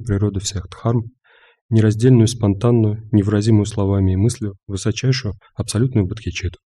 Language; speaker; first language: Russian; native; Russian